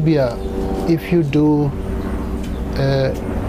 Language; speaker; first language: English; non-native, local second language; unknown